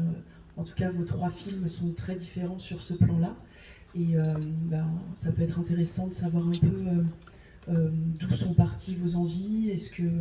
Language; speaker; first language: French; native; French